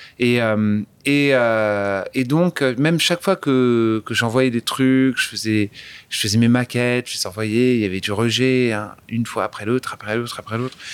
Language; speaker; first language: French; early bilingual, other home language; English